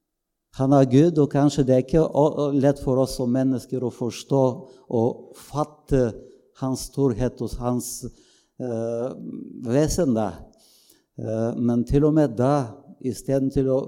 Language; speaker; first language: Norwegian; non-native, fluent; Bulgarian